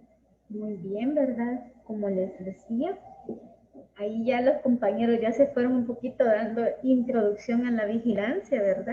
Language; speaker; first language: Spanish; native; Spanish